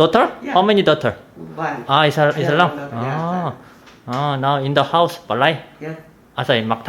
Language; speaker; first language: English; non-native, learner; Korean